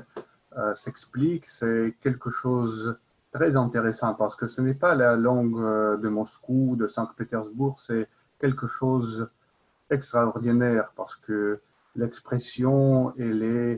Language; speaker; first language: French; non-native, learner; Russian